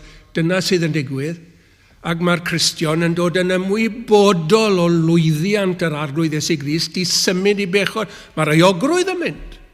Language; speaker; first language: Welsh; native; Welsh